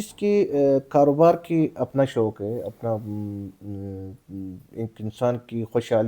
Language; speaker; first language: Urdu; non-native, local second language; Pashto